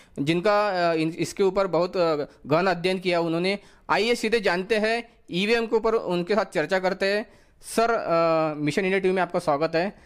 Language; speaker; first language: Hindi; non-native, local second language; Marathi